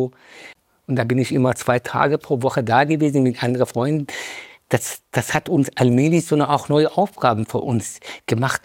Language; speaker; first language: German; non-native, fluent; Persian